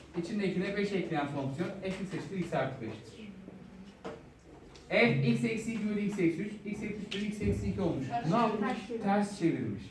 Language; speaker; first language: Turkish; native; Turkish